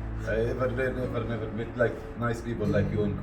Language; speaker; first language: English; non-native, learner; Arabic